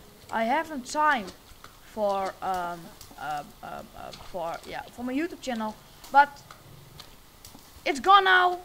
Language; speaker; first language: English; non-native, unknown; Dutch